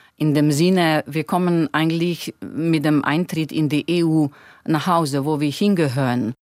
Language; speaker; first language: German; non-native, fluent; Slovenian